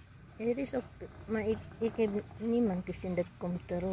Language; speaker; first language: Dutch; non-native, learner; Filipino